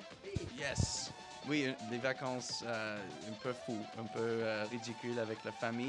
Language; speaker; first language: French; non-native, fluent; English